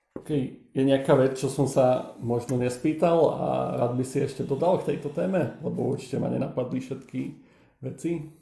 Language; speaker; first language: Slovak; native; Slovak